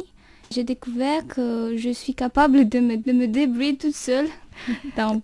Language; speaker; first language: French; non-native, fluent; Romanian